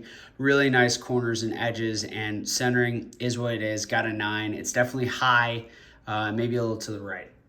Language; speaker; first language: English; native; English